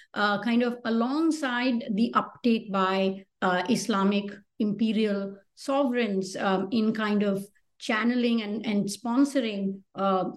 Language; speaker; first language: English; non-native, local second language; Hindi